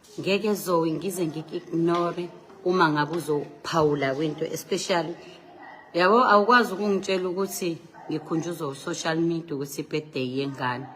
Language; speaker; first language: Zulu; native; Zulu